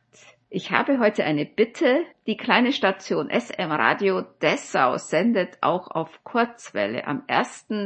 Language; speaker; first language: German; native; German